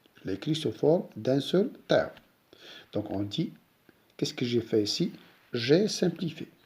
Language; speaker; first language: French; non-native, local second language; Arabic